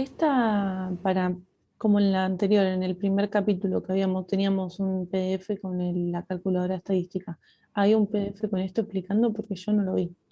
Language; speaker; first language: Spanish; native; Spanish